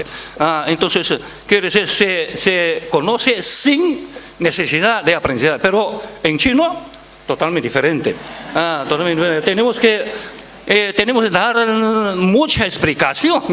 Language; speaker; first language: Spanish; non-native, fluent; Chinese